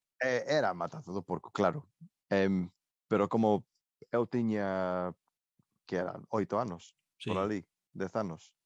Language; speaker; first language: Galician; non-native, local second language; Spanish